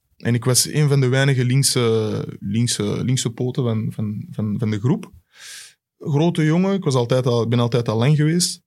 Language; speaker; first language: Dutch; native; Dutch